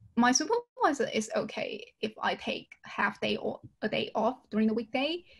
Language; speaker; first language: English; non-native, fluent; Chinese